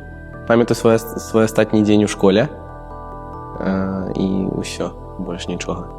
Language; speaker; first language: Belarusian; non-native, local second language; Russian